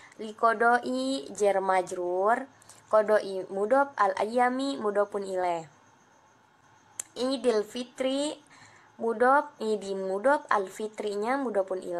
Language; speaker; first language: Arabic; non-native, learner; Indonesian